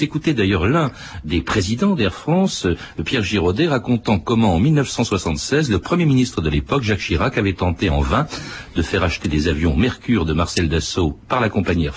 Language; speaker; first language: French; native; French